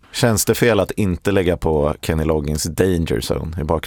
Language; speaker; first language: Swedish; native; Swedish